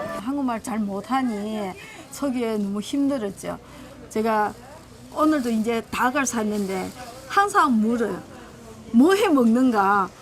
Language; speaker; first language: Korean; non-native, fluent; Chinese